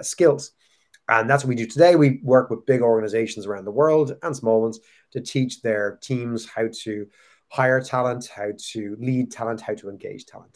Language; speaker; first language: English; native; English